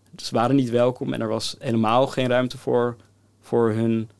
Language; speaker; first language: Dutch; native; Dutch